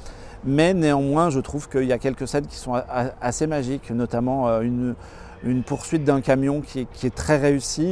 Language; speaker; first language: French; native; French